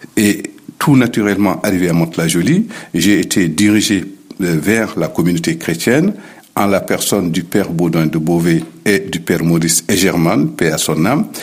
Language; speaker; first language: French; non-native, local second language; Fula